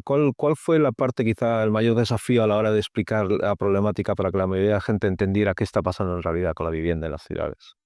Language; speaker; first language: Spanish; native; Spanish